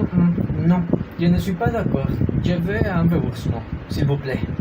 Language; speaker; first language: French; non-native, learner; Spanish